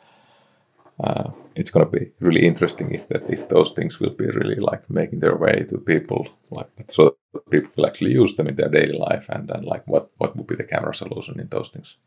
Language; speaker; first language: English; non-native, fluent; Finnish